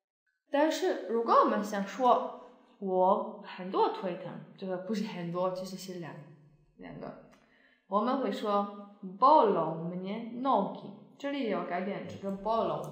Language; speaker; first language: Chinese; non-native, fluent; Polish